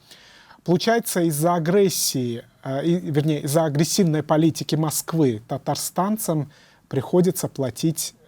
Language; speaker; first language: Russian; native; Russian